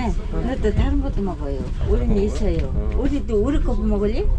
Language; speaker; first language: Korean; non-native, learner; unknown